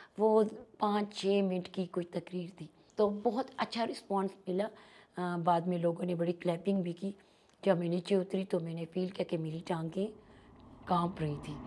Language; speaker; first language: Urdu; non-native, local second language; Pashto